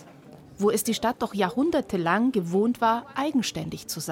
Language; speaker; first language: German; native; German